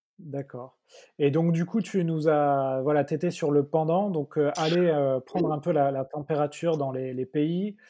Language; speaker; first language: French; native; French